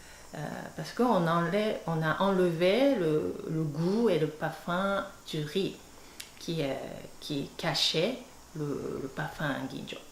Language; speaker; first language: French; non-native, fluent; Japanese